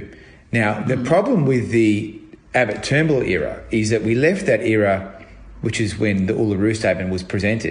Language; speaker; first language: English; native; English